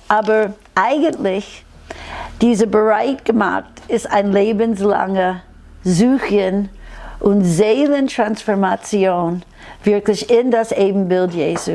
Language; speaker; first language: German; non-native, fluent; English